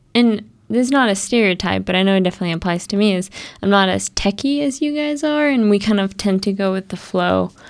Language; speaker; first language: English; early bilingual, other home language; Spanish